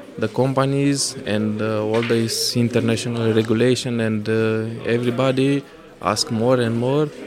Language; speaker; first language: English; non-native, fluent; Romanian